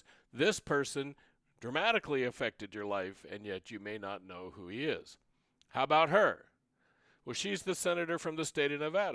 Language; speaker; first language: English; native; English